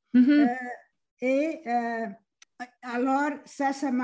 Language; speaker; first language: French; non-native, fluent; Spanish